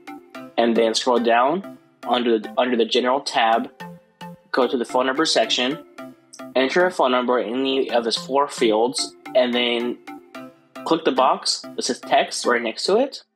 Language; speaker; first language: English; native; English